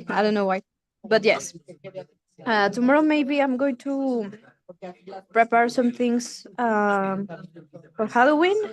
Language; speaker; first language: English; non-native, learner; Spanish